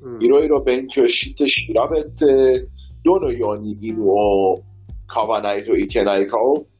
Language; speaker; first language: Japanese; non-native, learner; Persian